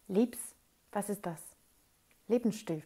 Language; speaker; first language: German; non-native, fluent; Russian